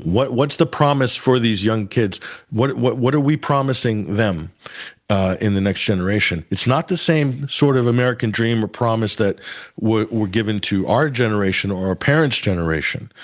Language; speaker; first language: English; native; English